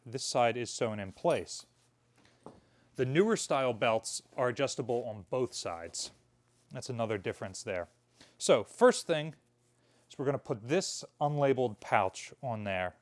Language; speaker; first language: English; native; English